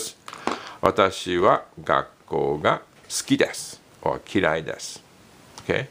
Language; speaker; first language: Japanese; non-native, fluent; English